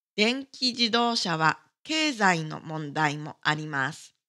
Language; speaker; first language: Japanese; native; Japanese